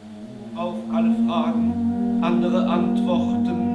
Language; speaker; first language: German; non-native, learner; French